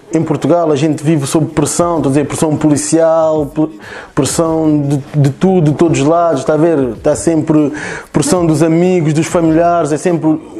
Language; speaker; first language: Portuguese; early bilingual, other home language; Kabuverdianu